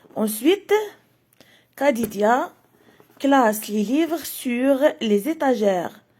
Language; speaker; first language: French; non-native, local second language; Arabic